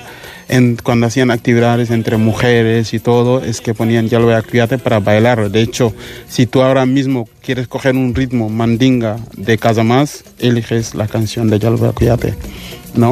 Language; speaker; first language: Spanish; non-native, fluent; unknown